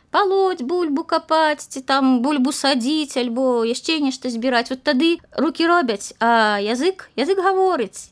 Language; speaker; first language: Belarusian; native; Belarusian